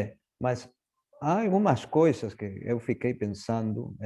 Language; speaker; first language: Portuguese; non-native, fluent; Spanish